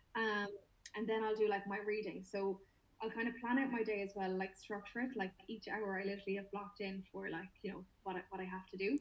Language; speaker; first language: English; native; English